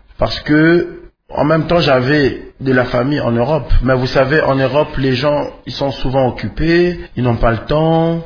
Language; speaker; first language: French; non-native, local second language; Lingala